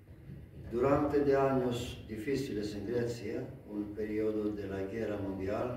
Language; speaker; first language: Spanish; non-native, learner; Greek